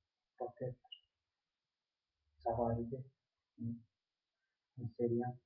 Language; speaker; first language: French; non-native, fluent; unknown